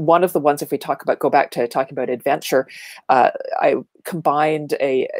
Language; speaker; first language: English; native; English